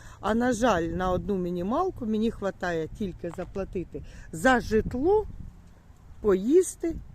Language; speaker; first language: Ukrainian; native; Ukrainian